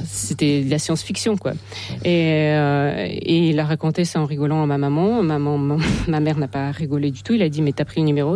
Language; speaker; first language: French; non-native, fluent; Ukrainian